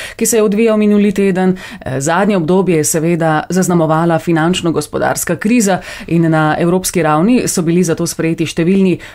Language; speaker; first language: Slovenian; native; Slovenian